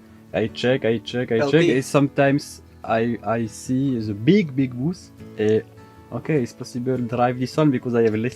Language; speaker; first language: English; non-native, learner; French